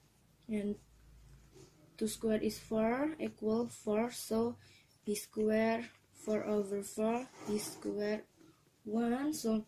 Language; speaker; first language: English; non-native, learner; Indonesian